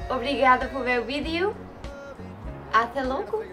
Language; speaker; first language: Portuguese; non-native, learner; English